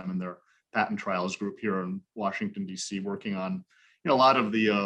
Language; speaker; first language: English; native; English